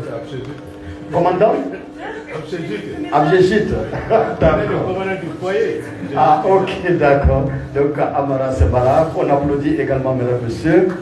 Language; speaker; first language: French; native; French